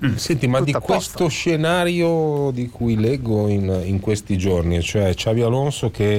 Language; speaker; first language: Italian; native; Italian